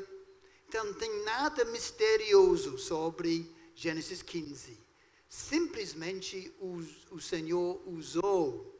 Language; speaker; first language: Portuguese; non-native, fluent; English